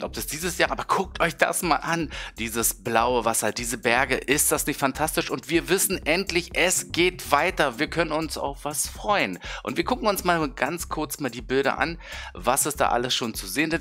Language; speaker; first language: German; native; German